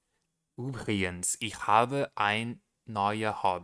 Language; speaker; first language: German; non-native, learner; Portuguese